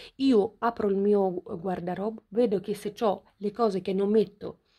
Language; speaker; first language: Italian; non-native, fluent; Ukrainian